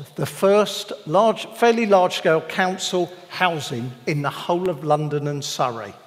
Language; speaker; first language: English; native; English